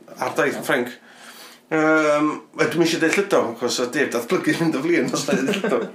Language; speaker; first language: Welsh; native; Welsh